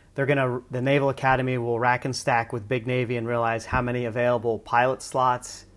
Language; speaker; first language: English; native; English